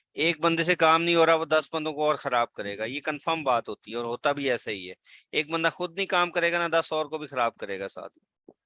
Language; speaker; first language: Urdu; native; Urdu